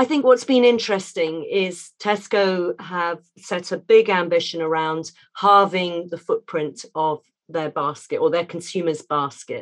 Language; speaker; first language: English; native; English